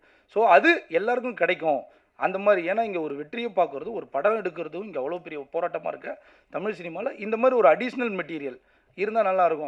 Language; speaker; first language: Tamil; native; Tamil